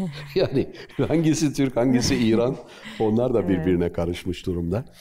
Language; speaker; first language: Turkish; native; Turkish